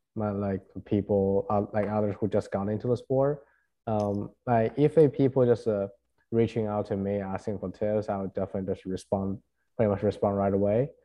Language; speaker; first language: English; non-native, fluent; Chinese